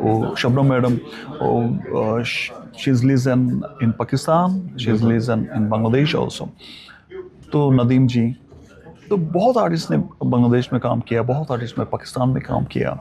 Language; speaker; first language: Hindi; non-native, learner; Bangla